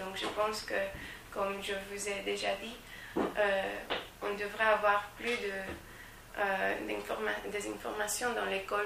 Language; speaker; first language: French; non-native, fluent; English